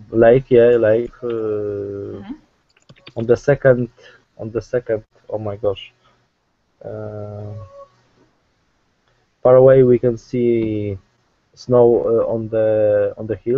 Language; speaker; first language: English; non-native, learner; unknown